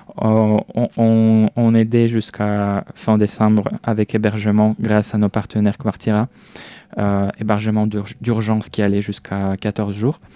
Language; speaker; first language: French; non-native, fluent; Russian